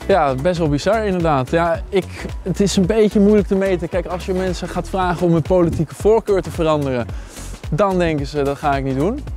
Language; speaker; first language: Dutch; native; Dutch